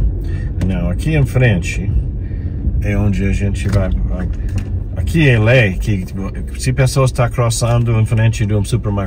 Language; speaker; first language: Portuguese; non-native, learner; English